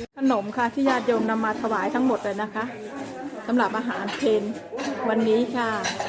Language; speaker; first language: Thai; native; Thai